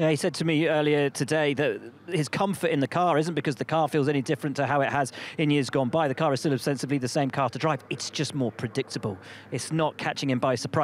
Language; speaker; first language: English; native; English